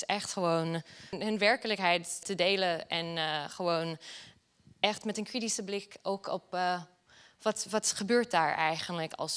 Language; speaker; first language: Dutch; non-native, fluent; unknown